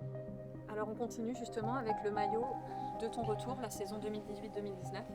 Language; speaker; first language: French; native; French